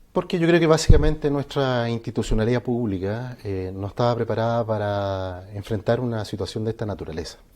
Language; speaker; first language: Spanish; native; Spanish